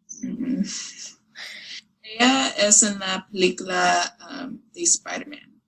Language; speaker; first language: Spanish; non-native, learner; English